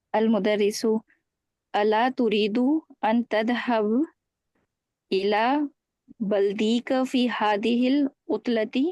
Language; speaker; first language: Arabic; non-native, learner; Urdu